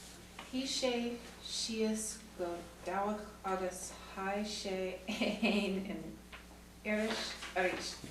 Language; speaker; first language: Irish; non-native, learner; English